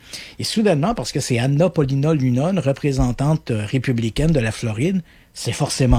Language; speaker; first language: French; native; French